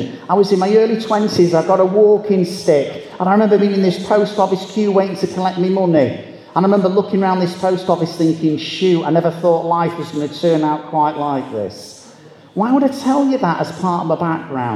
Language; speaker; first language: English; native; English